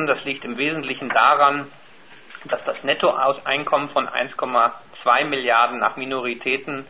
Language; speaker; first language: German; native; German